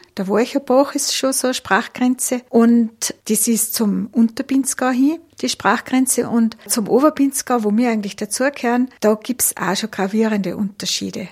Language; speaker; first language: German; native; German